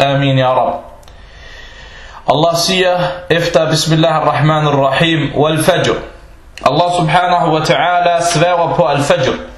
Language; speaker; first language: Danish; non-native, fluent; Arabic